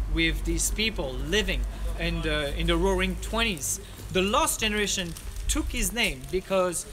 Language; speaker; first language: English; non-native, fluent; French